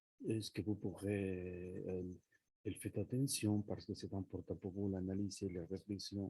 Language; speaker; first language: French; non-native, learner; Spanish